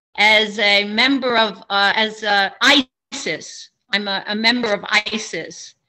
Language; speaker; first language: English; native; English